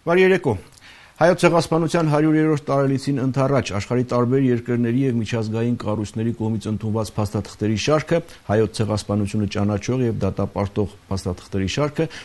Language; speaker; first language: Armenian; native; Armenian